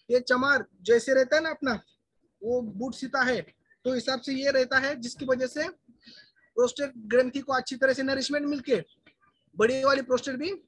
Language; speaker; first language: Hindi; non-native, local second language; Marathi